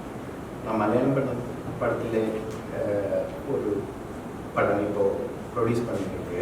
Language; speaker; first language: Tamil; non-native, learner; Malayalam